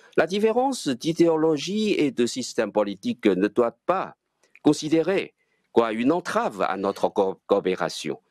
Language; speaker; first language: French; non-native, fluent; Chinese